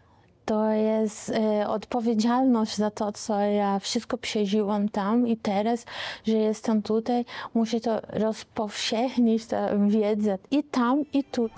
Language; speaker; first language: Polish; non-native, learner; Portuguese